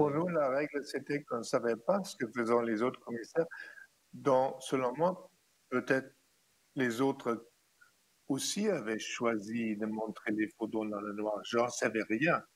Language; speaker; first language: French; non-native, fluent; German